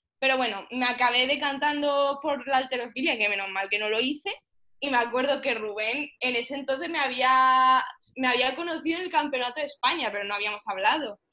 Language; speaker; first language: Spanish; early bilingual, heritage; Spanish